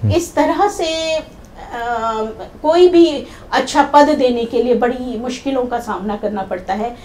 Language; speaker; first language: Hindi; native; Hindi